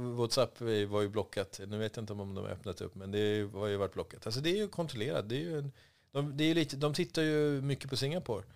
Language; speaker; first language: Swedish; native; Swedish